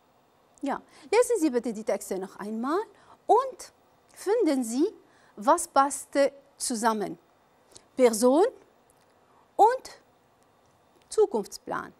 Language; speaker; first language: German; non-native, fluent; Arabic